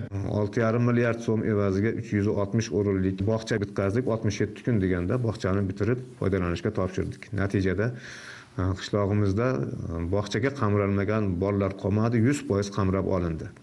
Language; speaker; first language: Uzbek; native; Uzbek